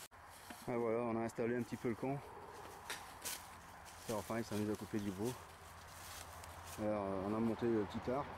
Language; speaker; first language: French; native; French